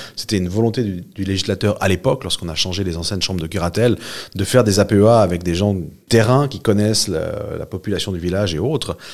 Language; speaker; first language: French; native; French